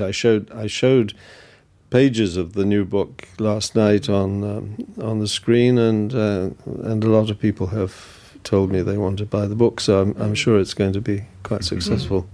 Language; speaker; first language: English; early bilingual, other home language; German